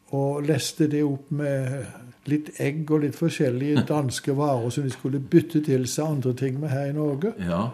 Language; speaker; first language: Norwegian; native; Norwegian